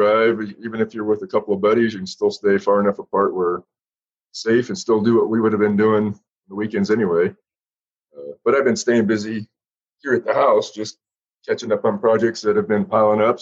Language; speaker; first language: English; native; English